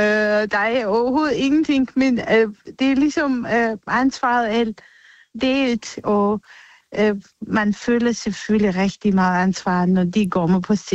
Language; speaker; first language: Danish; non-native, fluent; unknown